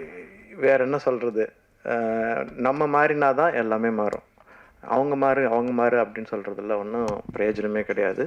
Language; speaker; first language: Tamil; native; Tamil